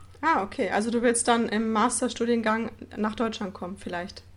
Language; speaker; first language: German; native; German